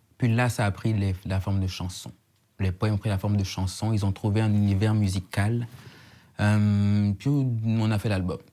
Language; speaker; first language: French; native; French